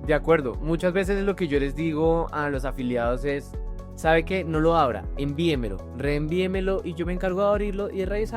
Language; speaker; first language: Spanish; native; Spanish